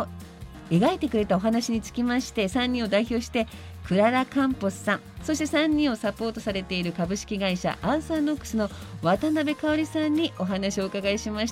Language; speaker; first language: Japanese; native; Japanese